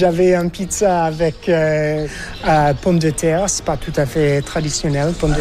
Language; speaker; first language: French; non-native, fluent; English